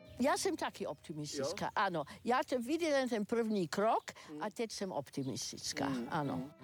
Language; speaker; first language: Czech; non-native, learner; German